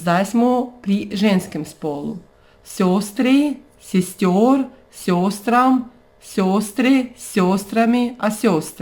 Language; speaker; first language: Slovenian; non-native, fluent; Russian